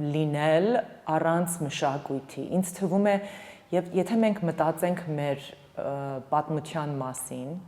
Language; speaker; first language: Armenian; early bilingual, heritage; Armenian